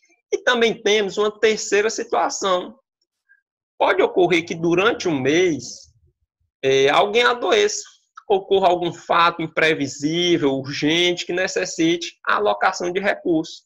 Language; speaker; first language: Portuguese; native; Portuguese